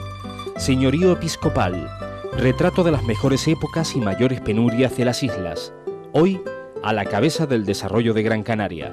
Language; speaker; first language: Spanish; native; Spanish